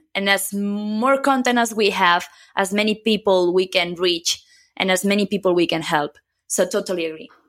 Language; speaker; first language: English; non-native, fluent; Catalan